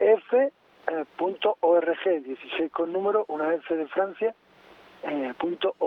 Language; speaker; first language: Spanish; native; Spanish